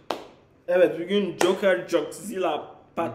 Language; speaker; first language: Turkish; non-native, learner; English